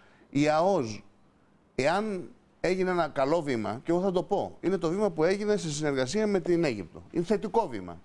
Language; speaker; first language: Greek; native; Greek